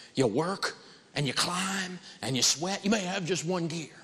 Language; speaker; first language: English; native; English